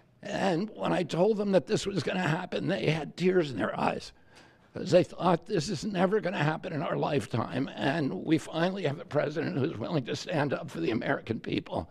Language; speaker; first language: English; native; English